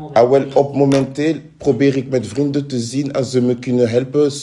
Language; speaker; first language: Dutch; non-native, fluent; French